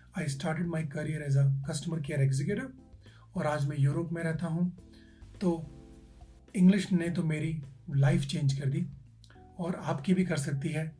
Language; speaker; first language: Hindi; native; Hindi